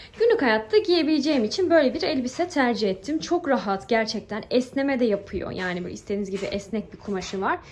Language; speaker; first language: Turkish; native; Turkish